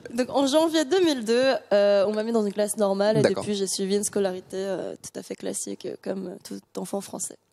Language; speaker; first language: French; early bilingual, other home language; Korean